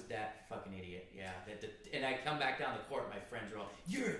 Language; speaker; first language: English; native; English